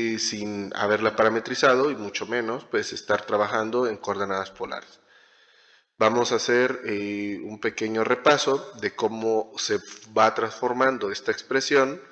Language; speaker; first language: Spanish; native; Spanish